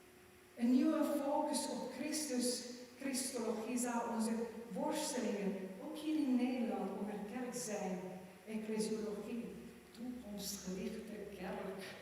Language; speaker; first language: Dutch; non-native, fluent; German